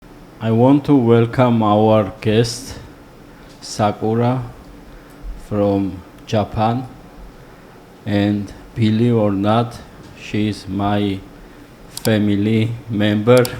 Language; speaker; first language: English; non-native, fluent; Georgian